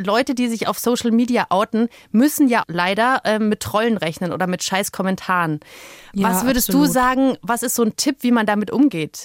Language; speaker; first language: German; native; German